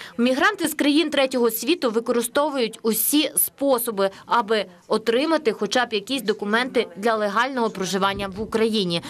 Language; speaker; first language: Ukrainian; native; Ukrainian